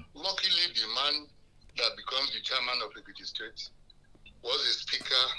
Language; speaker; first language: English; non-native, local second language; Yoruba